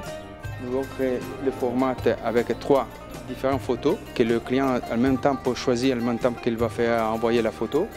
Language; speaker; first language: French; non-native, learner; Spanish